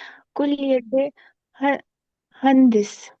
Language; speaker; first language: Arabic; non-native, learner; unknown